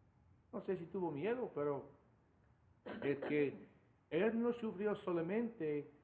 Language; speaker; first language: Spanish; non-native, fluent; English